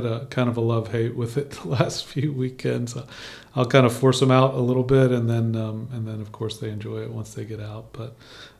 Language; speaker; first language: English; native; English